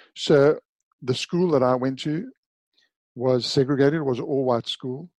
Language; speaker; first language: English; native; English